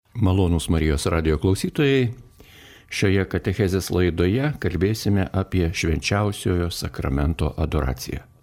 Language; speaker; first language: Lithuanian; native; Lithuanian